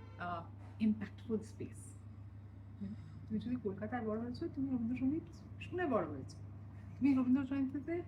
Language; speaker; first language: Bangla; non-native, local second language; Punjabi